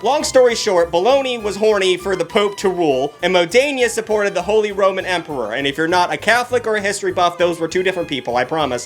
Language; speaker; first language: English; native; English